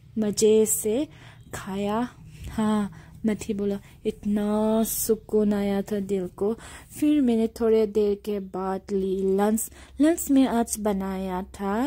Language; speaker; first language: Hindi; non-native, local second language; Assamese